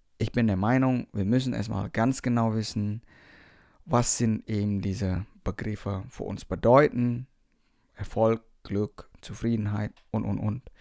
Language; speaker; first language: German; non-native, fluent; Indonesian